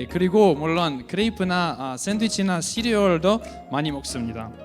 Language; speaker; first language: Korean; non-native, fluent; Russian